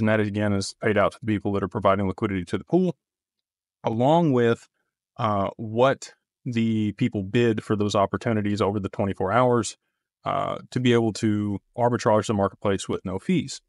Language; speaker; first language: English; native; English